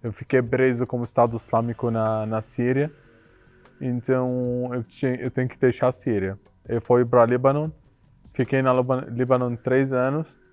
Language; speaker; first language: Portuguese; non-native, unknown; Arabic